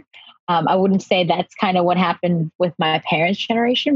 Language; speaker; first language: English; native; English